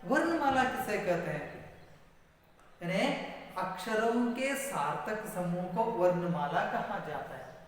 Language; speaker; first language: Hindi; non-native, local second language; Kannada